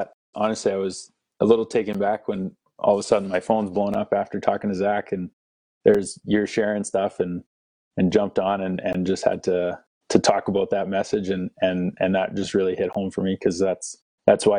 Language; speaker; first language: English; native; English